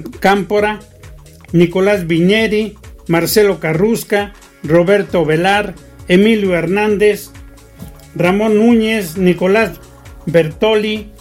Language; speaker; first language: Spanish; native; Spanish